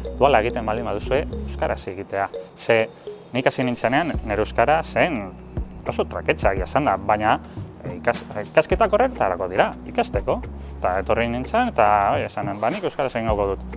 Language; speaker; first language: Basque; non-native, local second language; Spanish